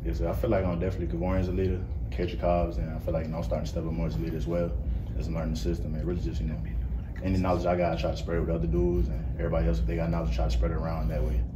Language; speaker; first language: English; native; English